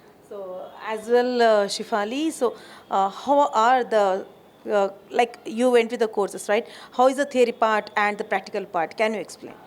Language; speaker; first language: English; non-native, local second language; Telugu